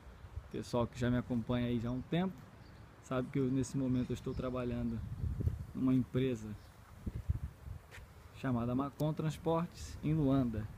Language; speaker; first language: Portuguese; native; Portuguese